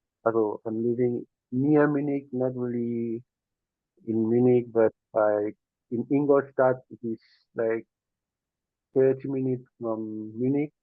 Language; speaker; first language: English; non-native, learner; French